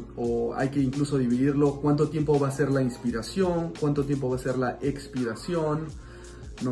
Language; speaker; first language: Spanish; native; Spanish